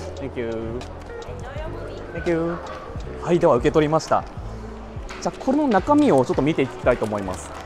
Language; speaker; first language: Japanese; native; Japanese